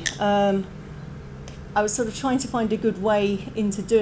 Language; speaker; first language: English; native; English